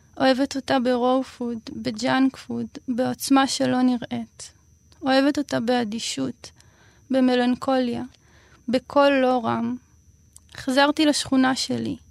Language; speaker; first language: Hebrew; early bilingual, other home language; Russian